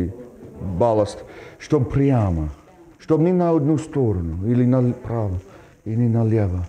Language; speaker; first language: Russian; non-native, fluent; English